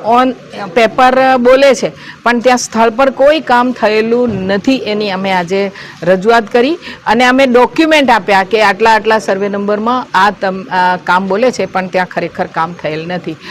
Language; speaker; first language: Gujarati; native; Gujarati